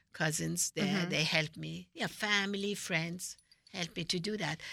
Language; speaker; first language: English; non-native, fluent; Persian